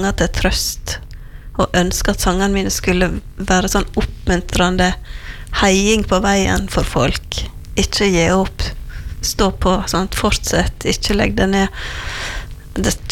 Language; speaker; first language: Norwegian; native; Norwegian